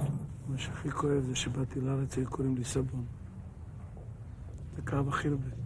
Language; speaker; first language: Hebrew; early bilingual, other home language; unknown